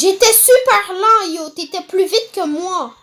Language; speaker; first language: French; native; French